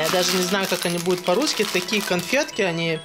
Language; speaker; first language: Russian; native; Russian